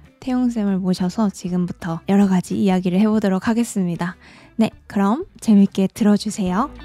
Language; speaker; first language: Korean; native; Korean